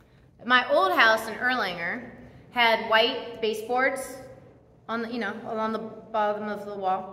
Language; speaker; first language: English; native; English